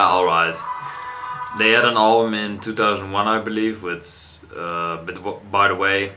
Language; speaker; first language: English; non-native, fluent; Dutch